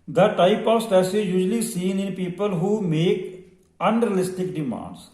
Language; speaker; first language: English; non-native, local second language; Punjabi